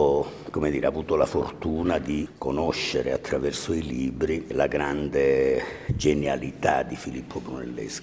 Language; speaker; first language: Italian; native; Italian